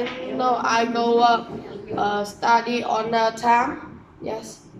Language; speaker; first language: English; non-native, learner; Vietnamese